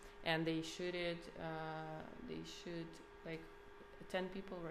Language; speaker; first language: English; non-native, fluent; Ukrainian